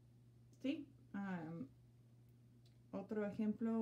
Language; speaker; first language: Spanish; non-native, learner; English